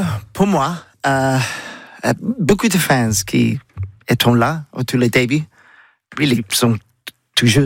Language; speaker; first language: French; non-native, learner; English